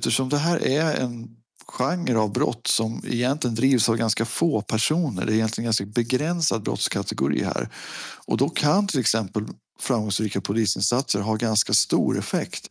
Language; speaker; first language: Swedish; native; Swedish